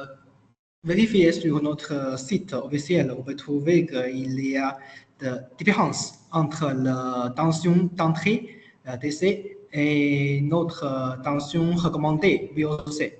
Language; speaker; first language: French; non-native, learner; Chinese